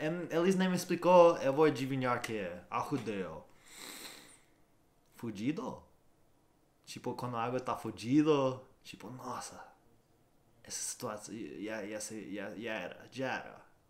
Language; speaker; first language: Portuguese; non-native, fluent; English